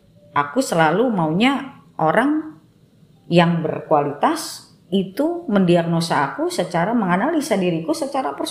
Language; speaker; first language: Indonesian; native; Indonesian